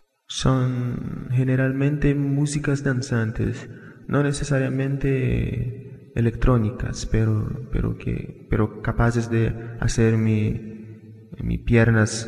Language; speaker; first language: Spanish; non-native, fluent; Portuguese